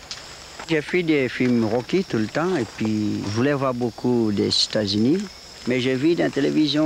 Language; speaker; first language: French; non-native, local second language; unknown